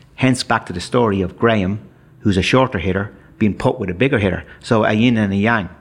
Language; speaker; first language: English; native; English